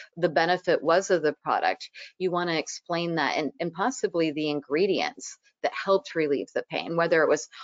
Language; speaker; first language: English; native; English